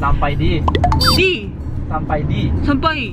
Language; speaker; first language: Indonesian; native; Indonesian